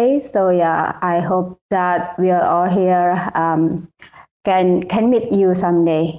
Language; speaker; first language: English; non-native, learner; Indonesian